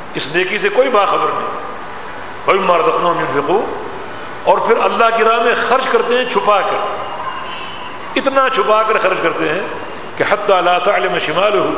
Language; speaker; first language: Urdu; non-native, local second language; Punjabi